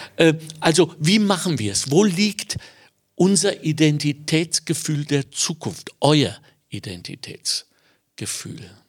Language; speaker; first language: German; native; German